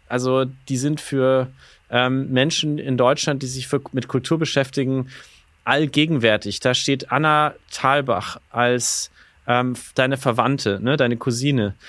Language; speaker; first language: German; native; German